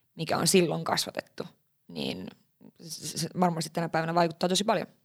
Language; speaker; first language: Finnish; early bilingual, heritage; Finnish